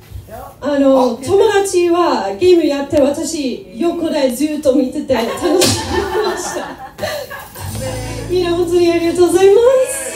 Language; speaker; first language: Japanese; non-native, fluent; English